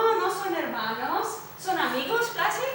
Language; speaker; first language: Spanish; non-native, fluent; English